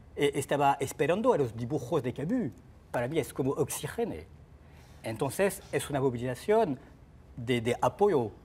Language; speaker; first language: Spanish; non-native, fluent; French